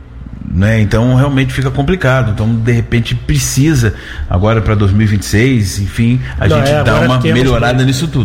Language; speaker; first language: Portuguese; native; Portuguese